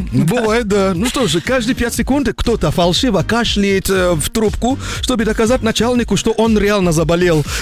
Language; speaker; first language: Russian; non-native, fluent; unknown